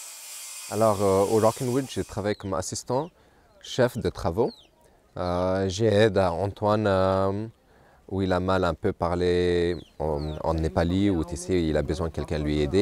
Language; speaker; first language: French; non-native, local second language; Nepali